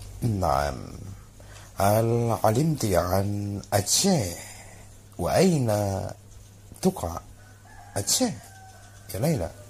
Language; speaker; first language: Arabic; non-native, learner; Indonesian